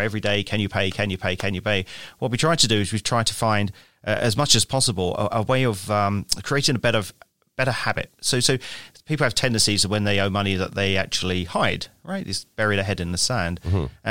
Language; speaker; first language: English; native; English